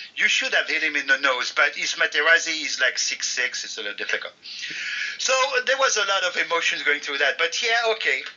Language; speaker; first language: English; non-native, fluent; French